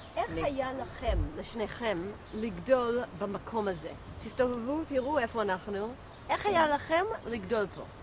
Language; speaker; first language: Hebrew; native; Hebrew